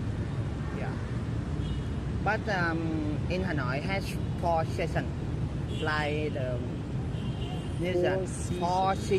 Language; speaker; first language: English; non-native, learner; Vietnamese